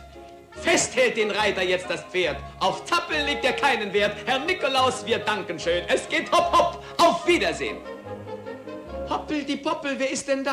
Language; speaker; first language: German; native; German